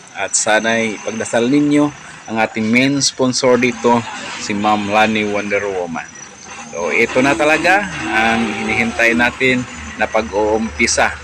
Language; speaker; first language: Filipino; non-native, local second language; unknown